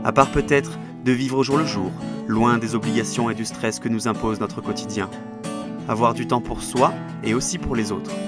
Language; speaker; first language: French; native; French